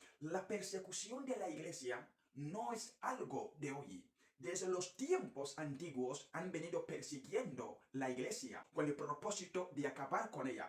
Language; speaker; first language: Spanish; non-native, fluent; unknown